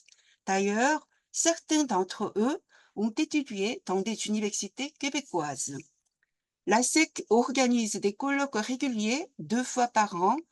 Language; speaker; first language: French; non-native, fluent; Korean